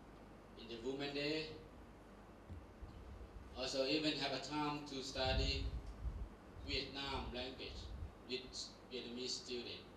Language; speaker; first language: English; non-native, learner; Thai